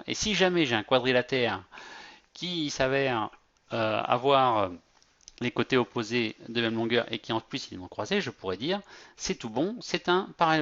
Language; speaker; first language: French; native; French